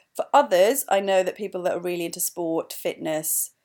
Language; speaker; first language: English; native; English